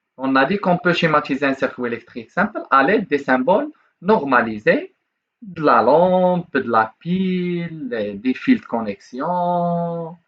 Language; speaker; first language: French; non-native, local second language; Arabic